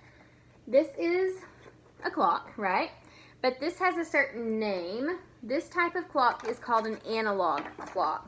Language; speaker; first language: English; native; English